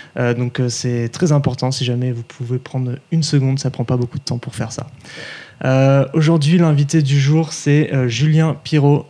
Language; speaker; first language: French; native; French